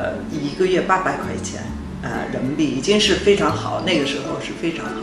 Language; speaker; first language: Chinese; non-native, fluent; English